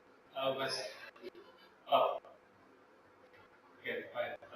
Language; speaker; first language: English; non-native, learner; Indonesian